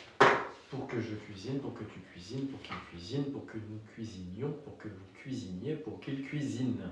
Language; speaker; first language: French; native; French